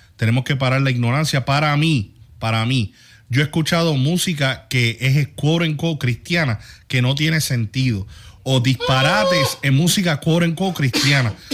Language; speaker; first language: Spanish; early bilingual, heritage; Spanish